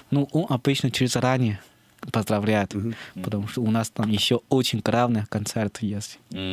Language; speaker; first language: Russian; non-native, learner; Chinese